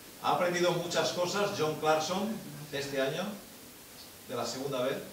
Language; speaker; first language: Spanish; native; Spanish